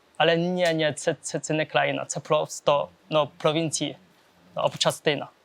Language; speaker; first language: Ukrainian; non-native, learner; Chinese